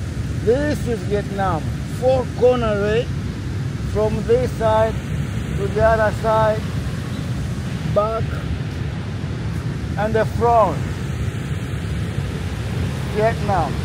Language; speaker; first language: English; non-native, fluent; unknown